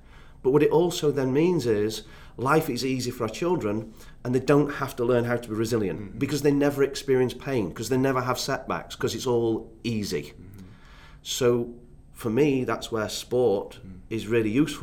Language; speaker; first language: English; native; English